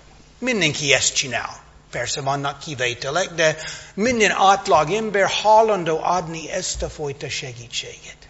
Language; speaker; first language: Hungarian; non-native, fluent; English